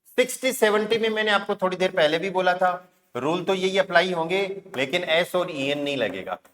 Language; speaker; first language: Hindi; native; Hindi